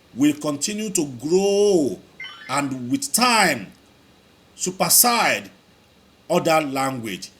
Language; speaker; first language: English; non-native, local second language; Yoruba